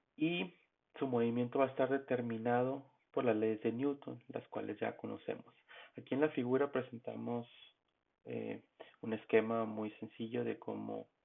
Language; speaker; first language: Spanish; native; Spanish